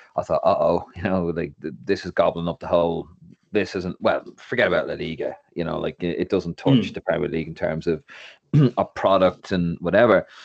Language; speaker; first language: English; native; English